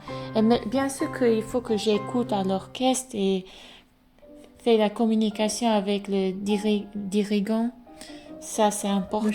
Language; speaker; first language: French; non-native, fluent; English